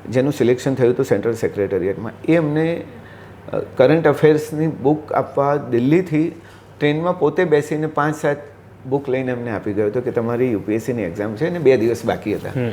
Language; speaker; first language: Gujarati; native; Gujarati